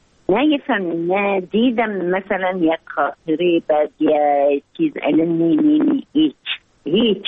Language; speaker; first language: Persian; non-native, fluent; Arabic